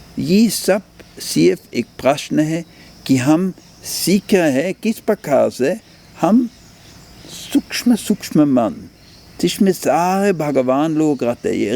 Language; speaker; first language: Hindi; non-native, fluent; German